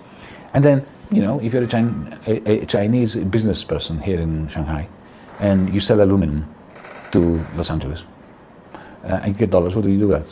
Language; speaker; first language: English; non-native, fluent; Greek